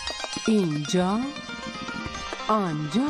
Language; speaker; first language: Persian; non-native, learner; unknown